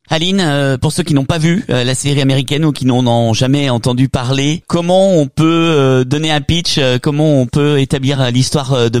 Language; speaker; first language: French; native; French